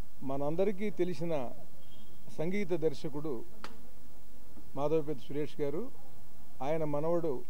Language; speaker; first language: Telugu; native; Telugu